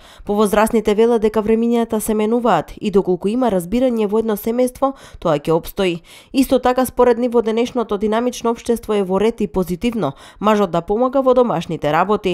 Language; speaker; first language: Macedonian; native; Macedonian